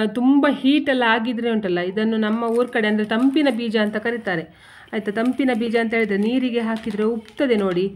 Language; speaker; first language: Kannada; non-native, local second language; Konkani